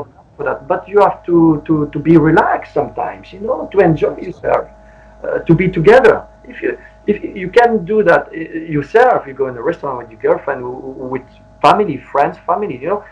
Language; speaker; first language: English; non-native, learner; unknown